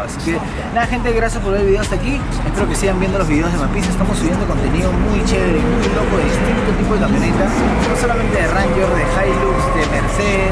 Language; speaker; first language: Spanish; native; Spanish